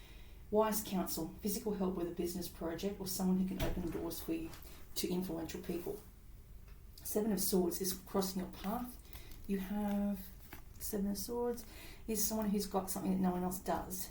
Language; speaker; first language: English; native; English